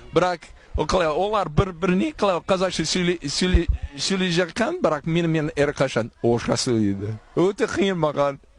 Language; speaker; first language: Kazakh; non-native, learner; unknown